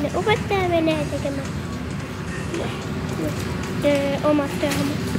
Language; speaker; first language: Finnish; early bilingual, heritage; Finnish